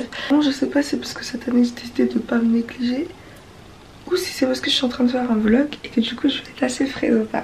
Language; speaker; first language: French; native; French